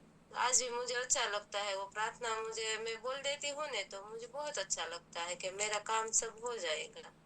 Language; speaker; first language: Hindi; non-native, local second language; Gujarati